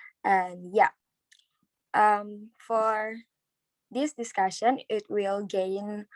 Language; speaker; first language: English; non-native, learner; Indonesian